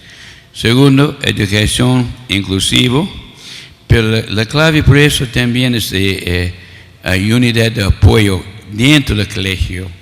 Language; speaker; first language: Spanish; non-native, learner; English